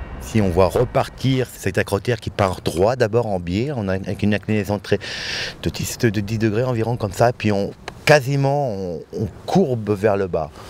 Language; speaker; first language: French; native; French